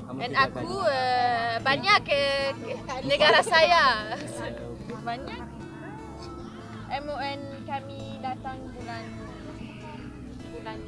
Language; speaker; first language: Indonesian; non-native, learner; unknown